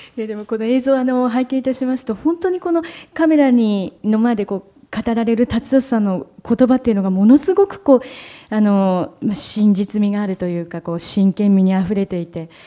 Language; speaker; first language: Japanese; native; Japanese